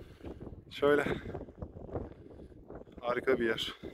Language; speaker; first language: Turkish; native; Turkish